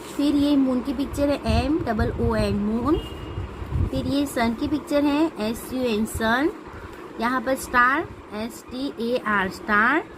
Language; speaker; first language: Hindi; non-native, local second language; Gujarati